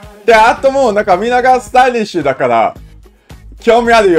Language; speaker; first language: Japanese; non-native, learner; English